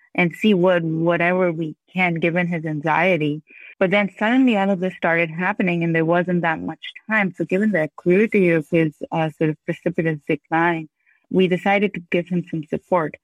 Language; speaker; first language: English; non-native, local second language; Urdu